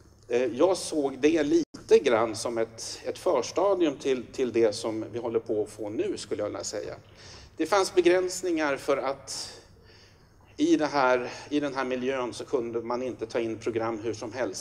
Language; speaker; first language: Swedish; native; Swedish